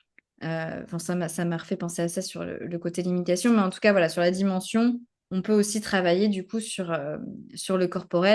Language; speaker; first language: French; native; French